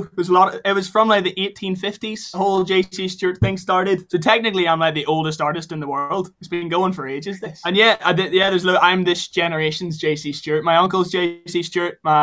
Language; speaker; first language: English; native; English